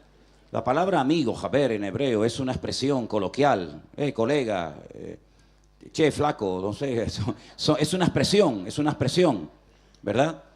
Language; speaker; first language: Spanish; native; Spanish